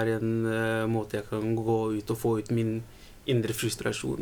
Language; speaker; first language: Norwegian; early bilingual, other home language; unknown